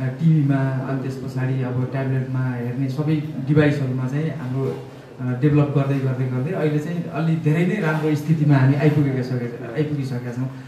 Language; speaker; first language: Nepali; native; Nepali